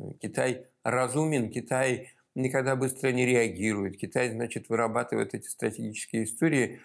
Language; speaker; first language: Russian; native; Russian